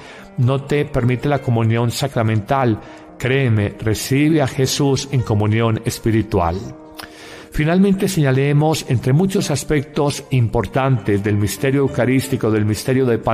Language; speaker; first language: Spanish; native; Spanish